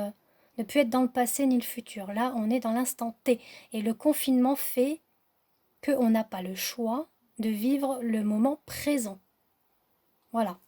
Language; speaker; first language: French; native; French